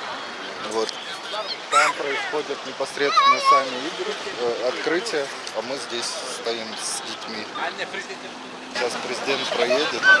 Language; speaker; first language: Russian; native; Russian